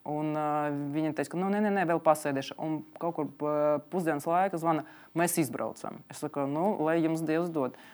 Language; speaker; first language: Latvian; non-native, local second language; Russian